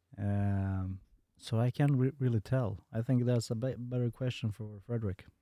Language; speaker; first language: English; non-native, fluent; Bosnian